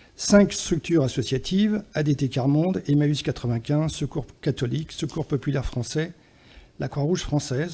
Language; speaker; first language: French; native; French